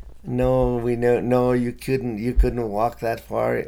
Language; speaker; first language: English; early bilingual, other home language; Spanish